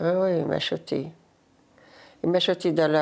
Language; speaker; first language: French; non-native, learner; Arabic